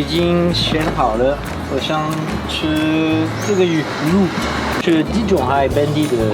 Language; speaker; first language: Chinese; non-native, learner; French